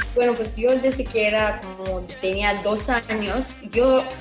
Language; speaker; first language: Spanish; non-native, fluent; Romanian